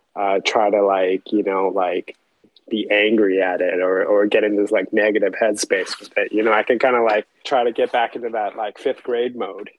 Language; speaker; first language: English; early bilingual, other home language; Chinese